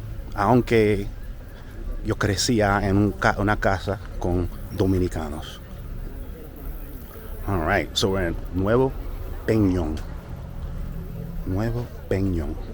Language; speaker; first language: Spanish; non-native, learner; English